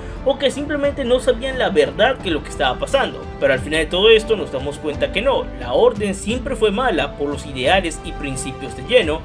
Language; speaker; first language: Spanish; native; Spanish